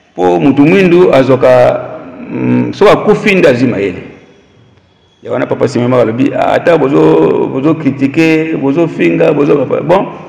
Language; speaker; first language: Lingala; non-native, local second language; Kongo